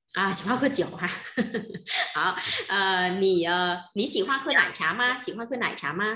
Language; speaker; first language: Chinese; non-native, fluent; Vietnamese